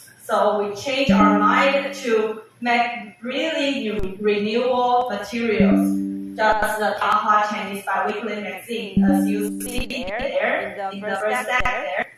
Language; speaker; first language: English; non-native, fluent; Chinese